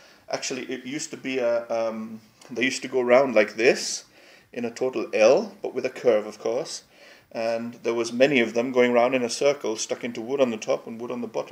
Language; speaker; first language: English; native; English